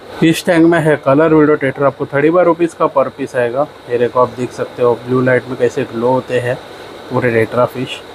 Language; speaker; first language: Hindi; non-native, local second language; Marathi